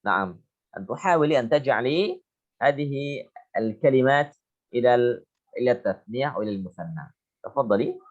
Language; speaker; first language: Arabic; non-native, fluent; Indonesian